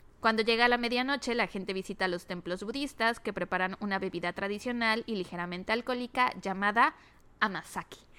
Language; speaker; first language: Spanish; native; Spanish